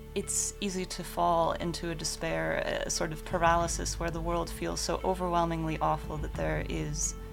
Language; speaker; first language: English; early bilingual, other home language; Ukrainian